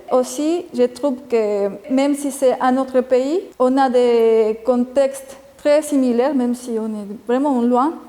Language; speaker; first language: French; non-native, fluent; Spanish